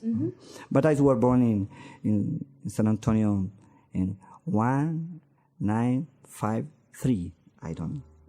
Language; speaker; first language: English; non-native, learner; Spanish